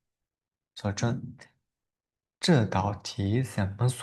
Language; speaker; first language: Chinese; non-native, fluent; Uzbek